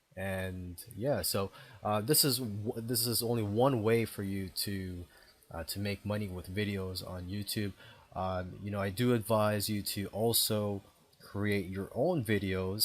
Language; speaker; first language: English; native; English